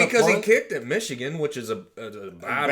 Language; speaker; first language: English; native; English